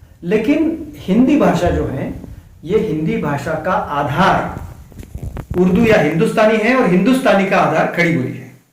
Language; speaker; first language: Hindi; non-native, local second language; Konkani